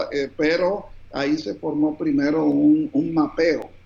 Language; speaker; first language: Spanish; early bilingual, heritage; Spanish